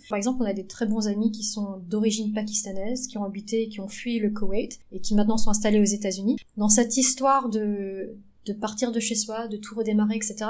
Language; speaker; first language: French; early bilingual, other home language; Vietnamese